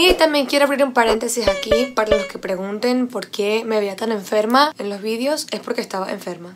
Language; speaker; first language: Spanish; native; Spanish